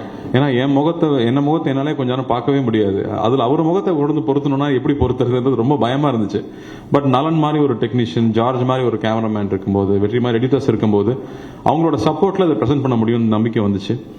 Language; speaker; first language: Tamil; native; Tamil